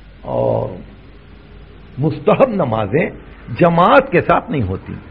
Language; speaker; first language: Urdu; native; Urdu